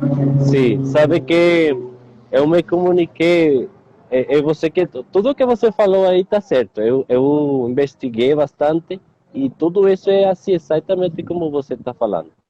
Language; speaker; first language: Portuguese; non-native, learner; Spanish